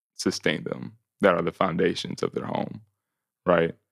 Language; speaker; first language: English; native; English